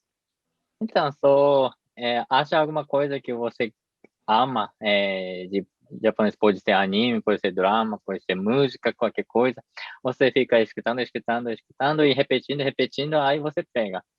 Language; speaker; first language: Portuguese; non-native, fluent; Japanese